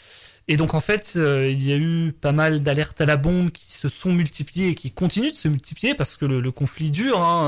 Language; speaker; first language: French; native; French